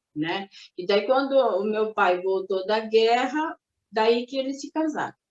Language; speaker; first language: Portuguese; early bilingual, other home language; Japanese